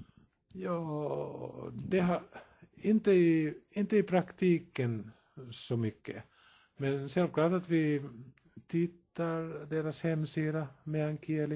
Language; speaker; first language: Swedish; non-native, local second language; Finnish